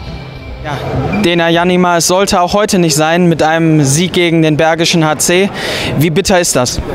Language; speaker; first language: German; native; German